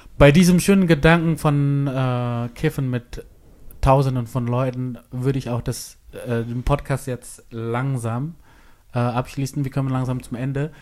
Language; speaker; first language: German; non-native, fluent; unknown